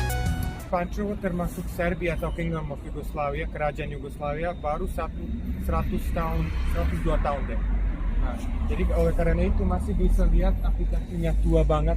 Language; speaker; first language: Indonesian; non-native, fluent; Serbian